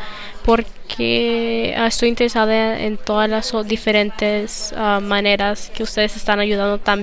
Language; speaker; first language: Spanish; non-native, learner; English